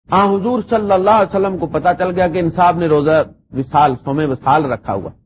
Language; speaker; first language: Urdu; non-native, local second language; Punjabi